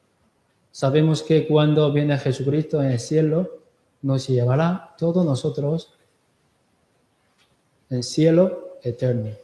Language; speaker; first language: Spanish; non-native, learner; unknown